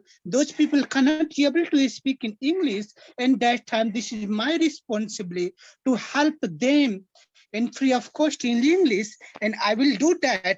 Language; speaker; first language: English; non-native, learner; Nepali